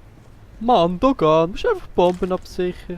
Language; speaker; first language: German; native; German